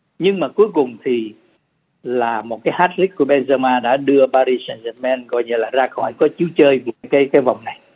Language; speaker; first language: Vietnamese; native; Vietnamese